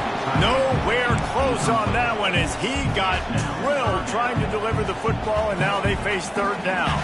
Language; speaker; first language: English; native; English